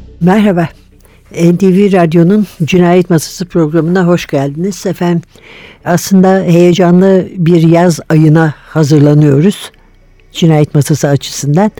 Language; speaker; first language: Turkish; native; Turkish